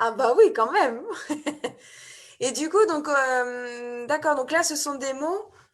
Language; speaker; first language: French; native; French